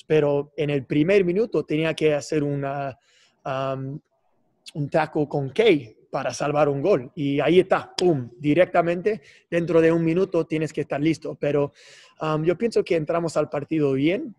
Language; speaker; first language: Spanish; non-native, fluent; English